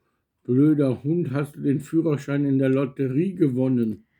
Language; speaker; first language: German; native; German